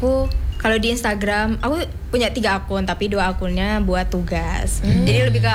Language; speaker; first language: Indonesian; native; Indonesian